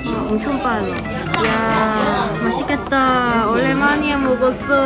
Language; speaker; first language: Korean; non-native, learner; Cantonese